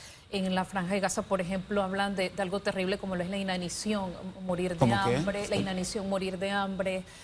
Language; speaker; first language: Spanish; native; Spanish